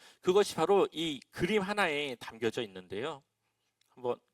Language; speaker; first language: Korean; native; Korean